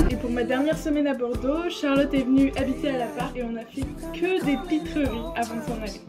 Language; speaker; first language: French; native; French